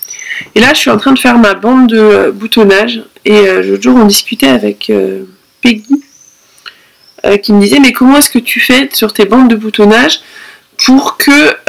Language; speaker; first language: French; native; French